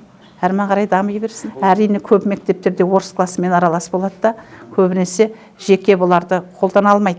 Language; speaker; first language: Kazakh; native; Kazakh